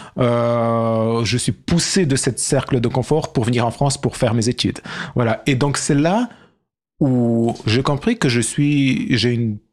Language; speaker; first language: French; non-native, fluent; Ukrainian